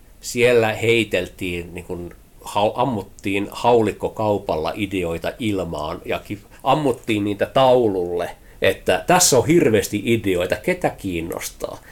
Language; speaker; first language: Finnish; early bilingual, heritage; Finnish